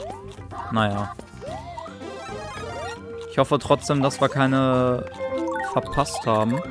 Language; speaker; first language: German; native; German